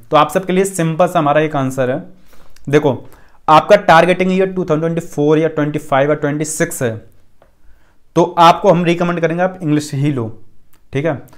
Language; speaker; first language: Hindi; native; Hindi